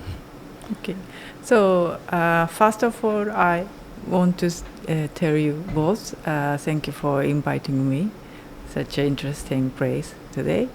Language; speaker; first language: English; non-native, learner; Japanese